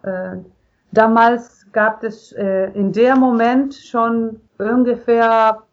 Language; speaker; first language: German; non-native, learner; Spanish